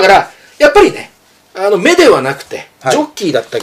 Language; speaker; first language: Japanese; native; Japanese